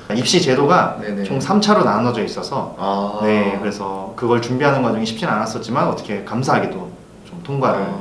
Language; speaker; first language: Korean; native; Korean